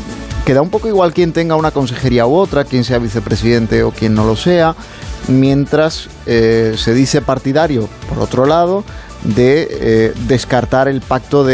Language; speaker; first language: Spanish; native; Spanish